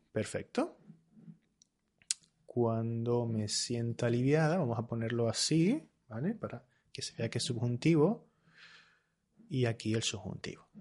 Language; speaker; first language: Spanish; native; Spanish